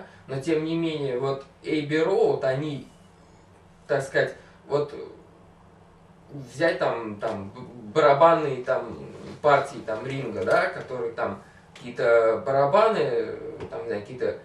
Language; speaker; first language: Russian; native; Russian